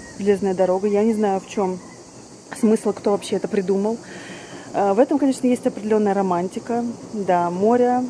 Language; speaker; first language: Russian; native; Russian